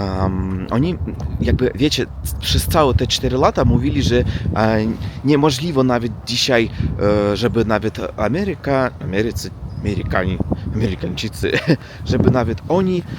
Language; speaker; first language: Polish; non-native, fluent; Russian